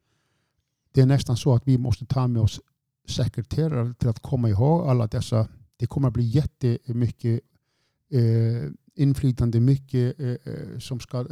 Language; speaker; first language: Swedish; non-native, fluent; Icelandic